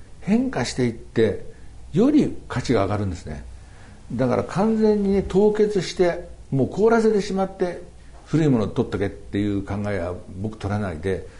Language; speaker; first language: Japanese; native; Japanese